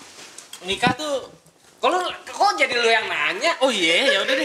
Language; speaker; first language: Indonesian; native; Indonesian